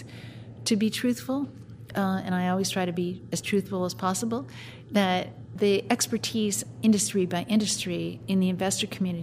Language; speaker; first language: English; native; English